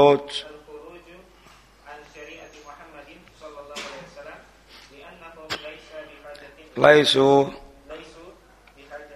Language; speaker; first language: Arabic; non-native, learner; Indonesian